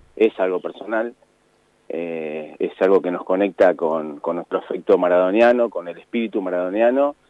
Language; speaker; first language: Spanish; native; Spanish